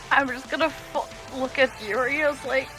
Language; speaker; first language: English; non-native, fluent; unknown